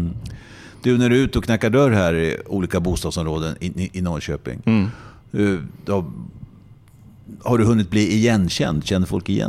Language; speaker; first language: Swedish; native; Swedish